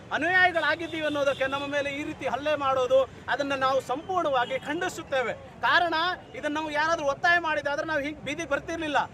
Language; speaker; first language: Kannada; non-native, local second language; Lambadi